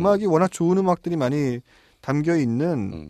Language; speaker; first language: Korean; native; Korean